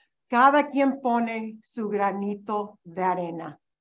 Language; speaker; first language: Spanish; early bilingual, heritage; Spanish